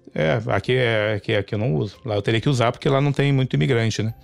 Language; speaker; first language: Portuguese; native; Portuguese